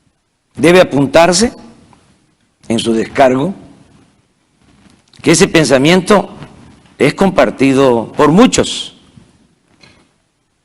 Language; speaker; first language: Spanish; native; Spanish